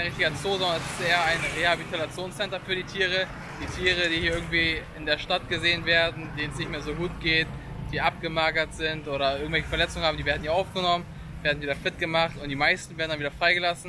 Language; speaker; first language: German; native; German